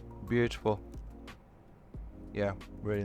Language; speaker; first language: English; native; English